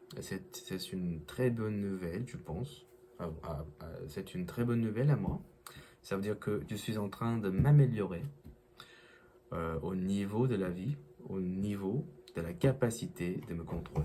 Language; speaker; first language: French; non-native, learner; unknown